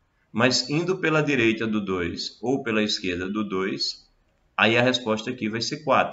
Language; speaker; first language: Portuguese; native; Portuguese